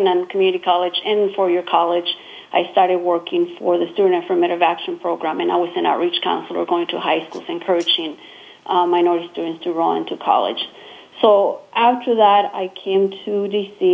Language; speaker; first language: English; non-native, fluent; Spanish